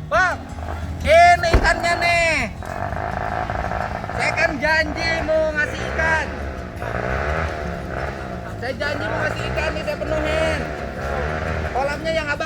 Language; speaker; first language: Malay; non-native, local second language; Sundanese